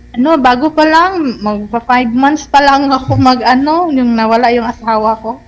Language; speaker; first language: Filipino; non-native, local second language; Cebuano